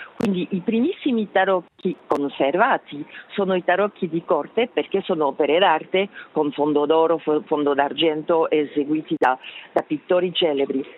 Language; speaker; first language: Italian; non-native, fluent; French